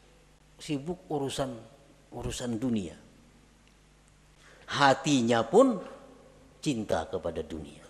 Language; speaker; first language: Indonesian; non-native, local second language; Banjar